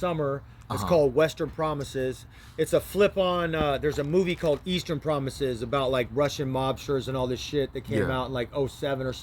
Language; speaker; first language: English; native; English